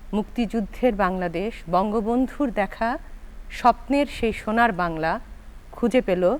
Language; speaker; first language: Bangla; native; Bangla